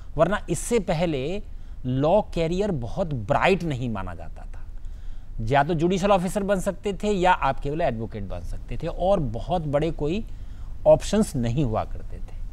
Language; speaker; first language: Hindi; native; Hindi